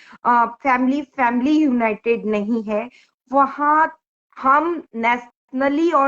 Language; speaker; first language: Hindi; native; Hindi